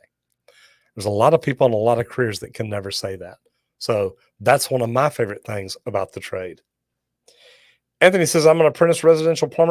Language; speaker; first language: English; native; English